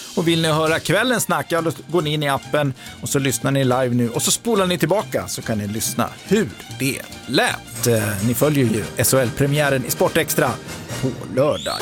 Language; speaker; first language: Swedish; native; Swedish